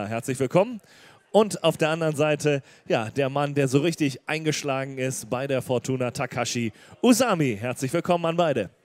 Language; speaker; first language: German; native; German